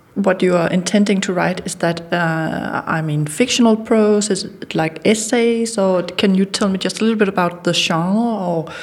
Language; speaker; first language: English; non-native, fluent; Danish